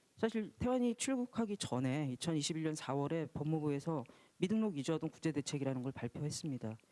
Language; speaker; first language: Korean; native; Korean